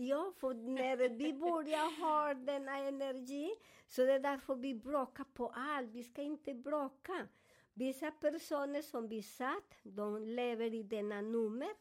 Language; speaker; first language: Swedish; non-native, fluent; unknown